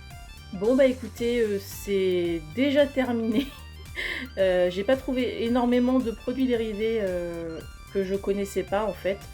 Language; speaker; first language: French; native; French